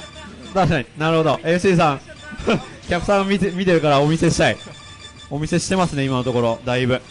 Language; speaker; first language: Japanese; native; Japanese